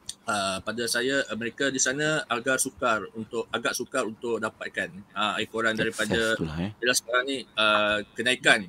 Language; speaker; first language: Malay; native; Malay